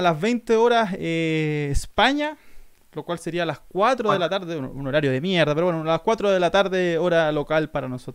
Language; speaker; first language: Spanish; native; Spanish